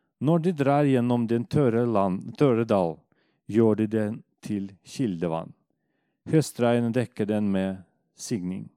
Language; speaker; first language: Norwegian; non-native, fluent; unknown